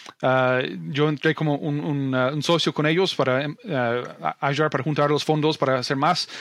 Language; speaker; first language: Spanish; non-native, fluent; English